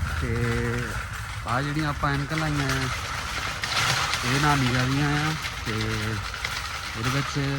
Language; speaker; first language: Punjabi; native; Punjabi